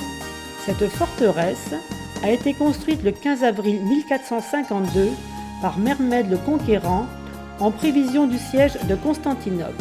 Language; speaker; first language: French; native; French